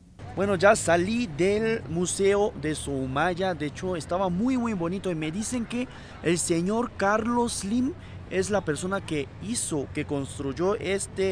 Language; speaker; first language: Spanish; non-native, fluent; Korean